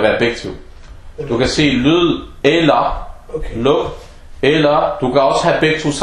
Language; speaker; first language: Danish; non-native, fluent; Arabic